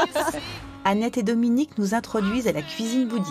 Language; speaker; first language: French; native; French